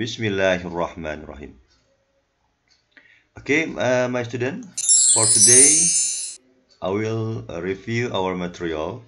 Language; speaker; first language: English; non-native, learner; Indonesian